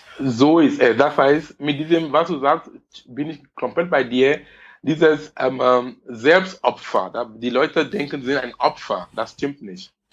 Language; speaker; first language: German; non-native, fluent; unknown